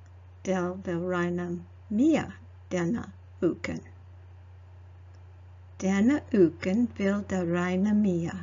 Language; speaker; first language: Norwegian; non-native, learner; English